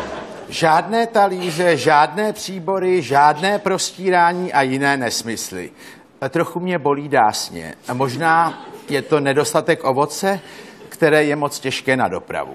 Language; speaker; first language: Czech; native; Czech